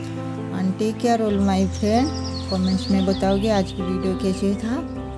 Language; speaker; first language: Hindi; non-native, local second language; Odia